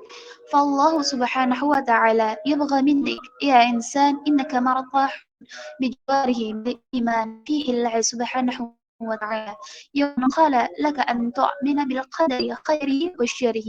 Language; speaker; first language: Arabic; native; Arabic